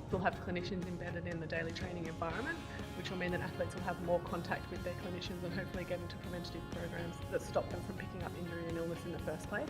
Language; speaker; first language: English; native; English